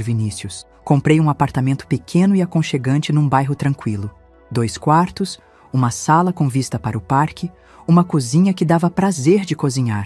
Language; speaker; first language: Portuguese; native; Portuguese